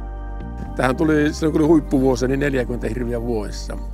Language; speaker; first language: Finnish; native; Finnish